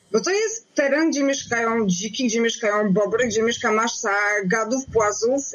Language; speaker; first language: Polish; native; Polish